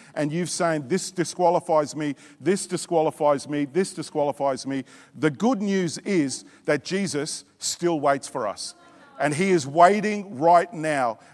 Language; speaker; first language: English; native; English